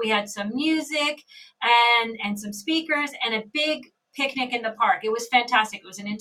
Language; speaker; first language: English; native; English